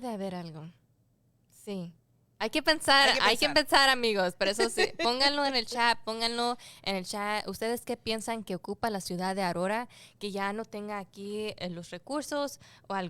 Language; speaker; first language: Spanish; early bilingual, heritage; Spanish